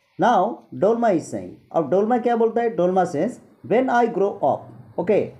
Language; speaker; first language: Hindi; non-native, local second language; Gujarati